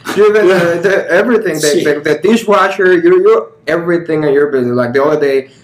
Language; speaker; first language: English; early bilingual, other home language; Spanish